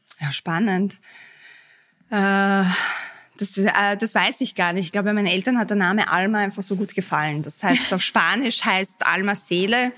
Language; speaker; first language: German; early bilingual, other home language; Bosnian